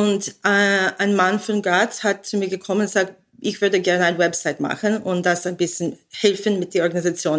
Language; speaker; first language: German; non-native, learner; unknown